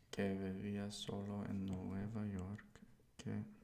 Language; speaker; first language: Spanish; non-native, learner; English